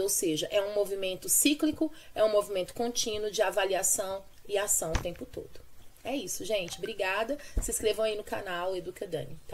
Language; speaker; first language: Portuguese; native; Portuguese